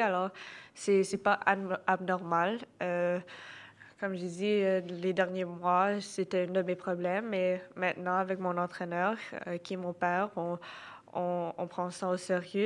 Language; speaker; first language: French; non-native, local second language; English